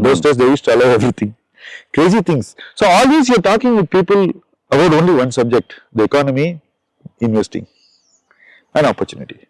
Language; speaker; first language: English; non-native, local second language; Tamil